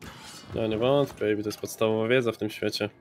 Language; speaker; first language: Polish; native; Polish